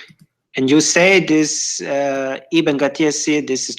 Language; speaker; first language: English; non-native, learner; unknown